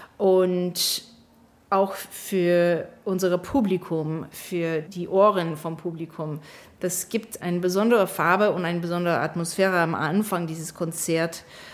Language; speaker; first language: German; non-native, fluent; English